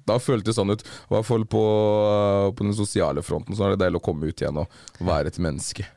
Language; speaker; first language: Norwegian; early bilingual, other home language; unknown